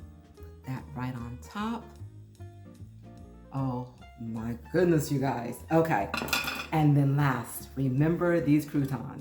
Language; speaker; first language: English; native; English